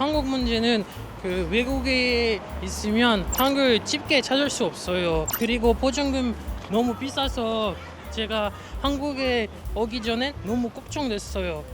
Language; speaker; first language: Korean; non-native, learner; French